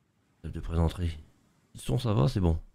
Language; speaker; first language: French; native; French